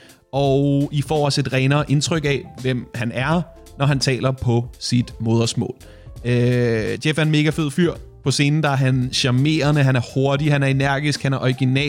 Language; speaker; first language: Danish; native; Danish